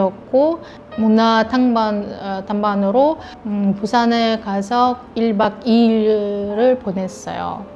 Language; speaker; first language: Korean; non-native, fluent; Russian